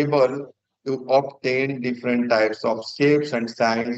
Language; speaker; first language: English; non-native, local second language; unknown